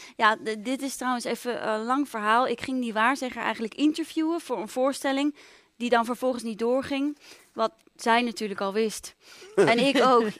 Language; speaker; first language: Dutch; native; Dutch